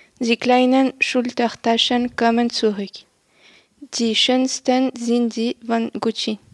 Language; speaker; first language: German; non-native, local second language; French